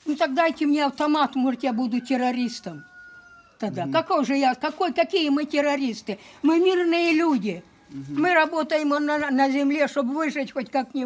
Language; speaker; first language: Russian; native; Russian